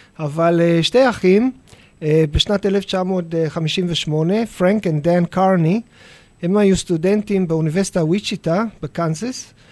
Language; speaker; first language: Hebrew; non-native, fluent; English